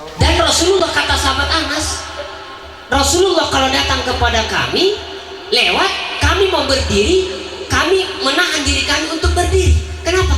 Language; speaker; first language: Indonesian; non-native, local second language; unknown